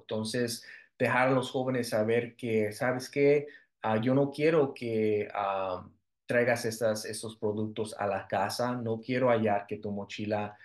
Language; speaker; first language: Spanish; early bilingual, heritage; Spanish